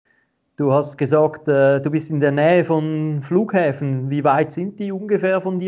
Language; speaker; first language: German; native; German